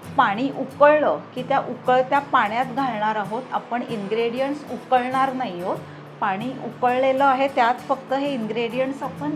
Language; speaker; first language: Marathi; native; Marathi